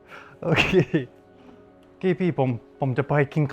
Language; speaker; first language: Thai; non-native, learner; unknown